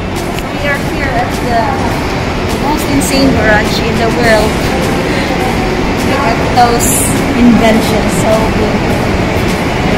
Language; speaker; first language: English; non-native, learner; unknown